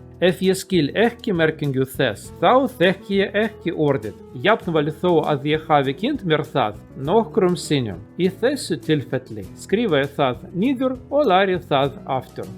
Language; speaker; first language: Icelandic; non-native, learner; Russian